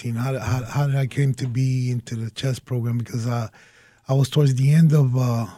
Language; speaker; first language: English; early bilingual, other home language; Spanish